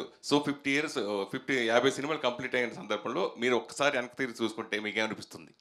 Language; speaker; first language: Telugu; native; Telugu